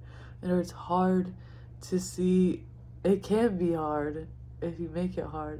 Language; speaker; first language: English; native; English